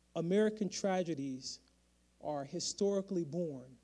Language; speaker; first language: English; native; English